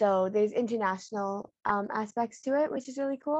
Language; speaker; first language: English; native; English